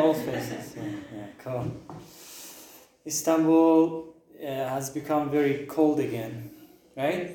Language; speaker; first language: English; non-native, fluent; Turkish